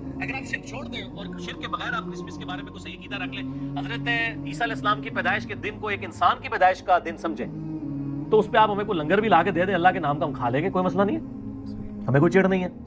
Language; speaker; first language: Urdu; non-native, local second language; Punjabi